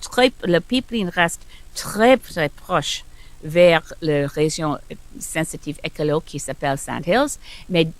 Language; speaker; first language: French; non-native, learner; English